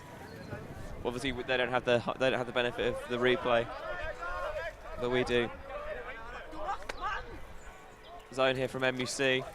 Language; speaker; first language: English; native; English